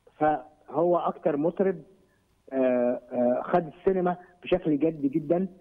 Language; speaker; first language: Egyptian Arabic; native; Egyptian Arabic